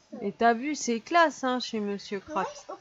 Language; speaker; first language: French; native; French